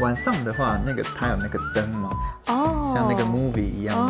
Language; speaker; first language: Chinese; native; Chinese